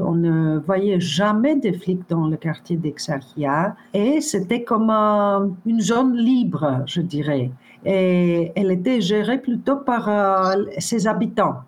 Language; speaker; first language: French; non-native, fluent; Greek